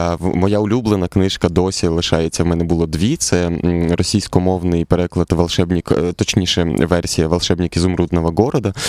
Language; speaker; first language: Ukrainian; non-native, local second language; Russian